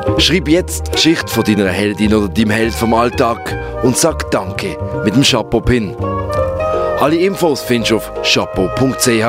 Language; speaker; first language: German; native; German